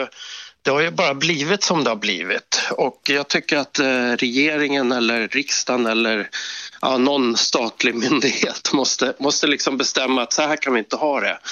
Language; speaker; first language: Swedish; native; Swedish